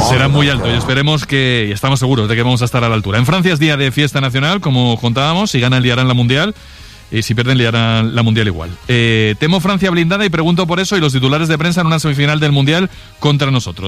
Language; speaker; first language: Spanish; native; Spanish